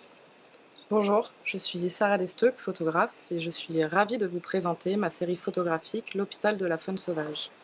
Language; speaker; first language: French; native; French